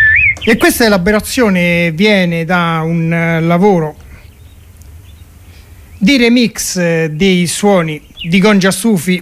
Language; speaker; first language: Italian; native; Italian